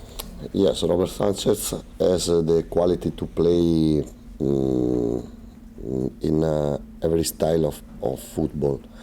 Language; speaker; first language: English; non-native, learner; Italian